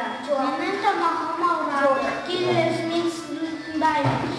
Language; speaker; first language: Kazakh; non-native, local second language; Russian